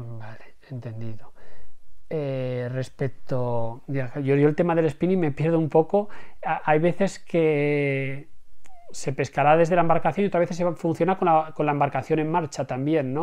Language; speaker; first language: Spanish; native; Spanish